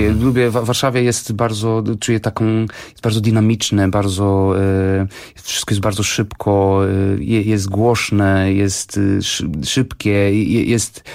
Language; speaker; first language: Polish; non-native, fluent; Portuguese